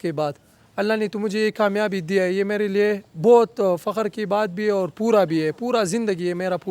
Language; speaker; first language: Hindi; non-native, local second language; Pashto